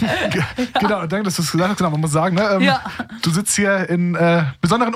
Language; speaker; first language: German; native; German